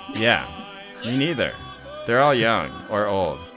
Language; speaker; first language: English; native; English